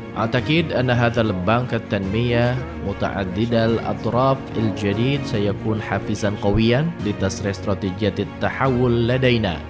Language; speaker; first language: Arabic; non-native, fluent; Indonesian